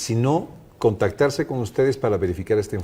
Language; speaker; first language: Spanish; native; Spanish